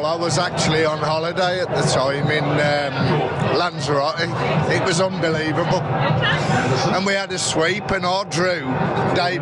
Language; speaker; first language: English; native; English